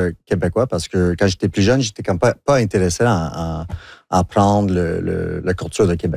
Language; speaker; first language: French; non-native, local second language; English